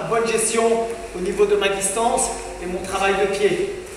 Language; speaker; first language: French; native; French